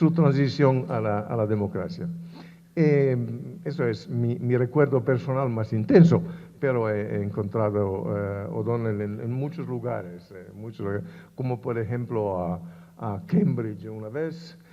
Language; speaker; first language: Spanish; non-native, fluent; Italian